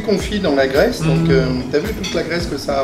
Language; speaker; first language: French; native; French